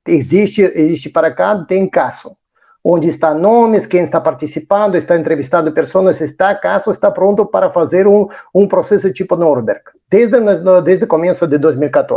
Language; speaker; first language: Portuguese; non-native, fluent; Russian